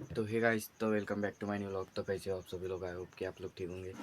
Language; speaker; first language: Hindi; non-native, local second language; Marathi